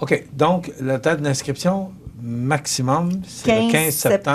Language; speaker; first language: French; native; French